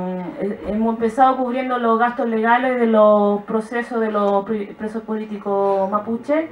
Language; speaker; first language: Spanish; native; Spanish